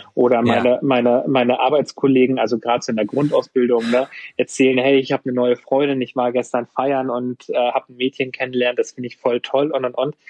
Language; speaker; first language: German; native; German